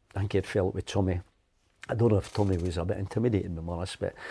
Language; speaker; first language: English; native; English